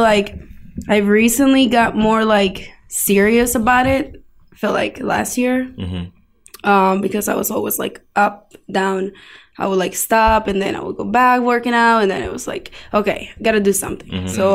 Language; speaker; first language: English; non-native, fluent; Spanish